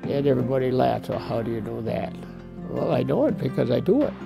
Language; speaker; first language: English; native; English